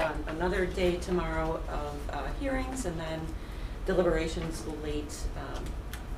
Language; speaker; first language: English; native; English